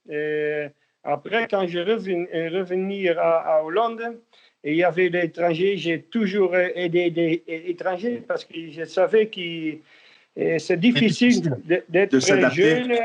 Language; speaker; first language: French; non-native, learner; Dutch